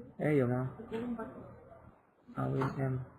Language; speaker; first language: Chinese; non-native, fluent; Indonesian